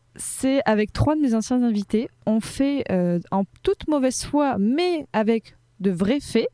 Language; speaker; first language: French; native; French